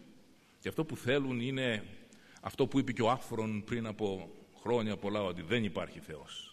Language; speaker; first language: Greek; native; Greek